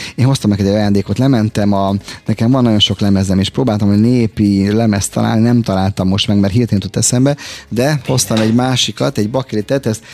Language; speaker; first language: Hungarian; native; Hungarian